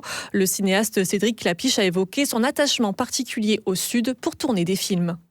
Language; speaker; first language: French; native; French